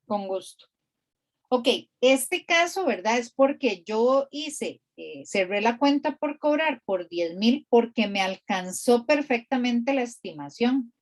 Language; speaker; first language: Spanish; native; Spanish